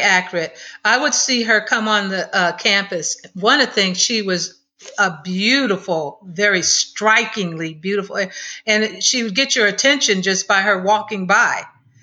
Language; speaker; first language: English; native; English